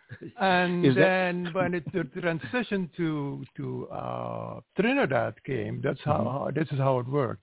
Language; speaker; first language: English; non-native, fluent; Dutch